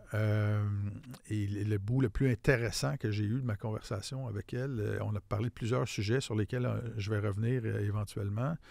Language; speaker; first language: French; native; French